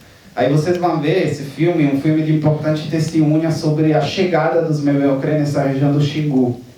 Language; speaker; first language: Portuguese; non-native, local second language; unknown